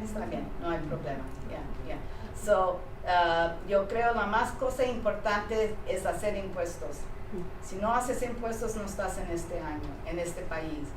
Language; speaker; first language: Spanish; early bilingual, heritage; Spanish